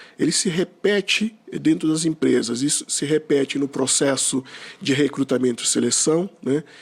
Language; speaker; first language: Portuguese; non-native, local second language; Kabuverdianu